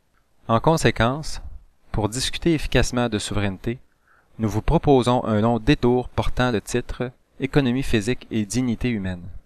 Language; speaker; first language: French; native; French